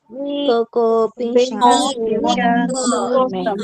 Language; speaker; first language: Chinese; non-native, learner; Filipino